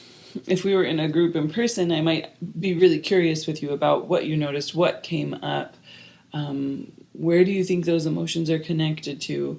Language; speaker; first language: English; native; English